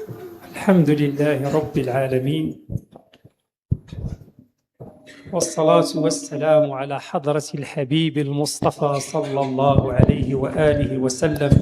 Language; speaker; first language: Arabic; native; Arabic